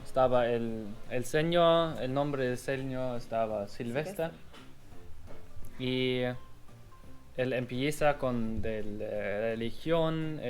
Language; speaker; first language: Spanish; non-native, learner; German